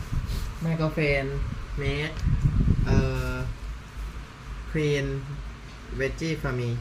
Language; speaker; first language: English; non-native, learner; Thai